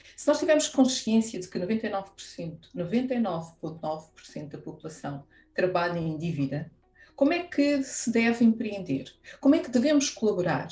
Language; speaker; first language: Portuguese; native; Portuguese